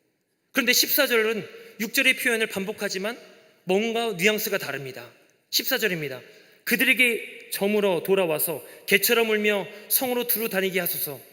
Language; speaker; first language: Korean; native; Korean